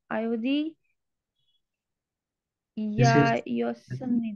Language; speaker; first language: Korean; non-native, learner; Bangla